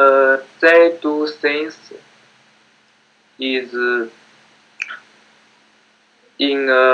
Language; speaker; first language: English; non-native, learner; Chinese